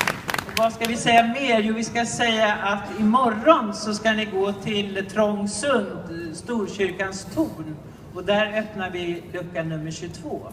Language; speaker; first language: Swedish; native; Swedish